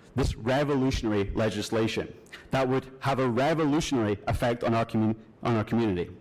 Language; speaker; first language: English; native; English